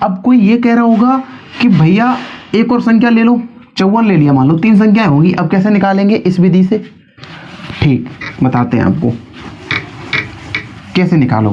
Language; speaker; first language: Hindi; native; Hindi